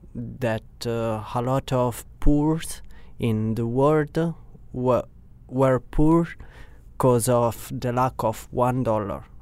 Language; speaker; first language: English; non-native, learner; Italian